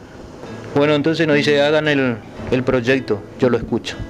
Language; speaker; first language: Spanish; native; Spanish